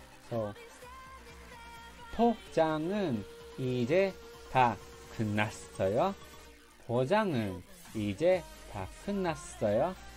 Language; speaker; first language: Korean; non-native, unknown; Filipino